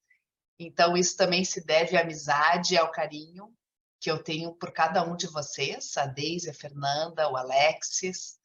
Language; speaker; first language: Portuguese; native; Portuguese